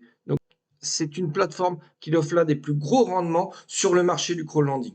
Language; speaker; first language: French; native; French